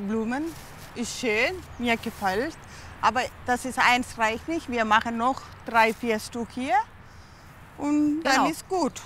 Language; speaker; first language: German; non-native, learner; Tamil